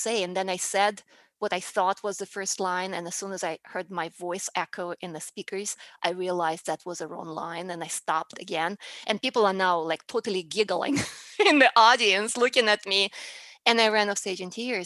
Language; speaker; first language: English; non-native, fluent; Russian